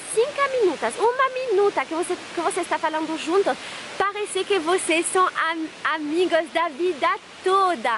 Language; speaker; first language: Portuguese; non-native, fluent; French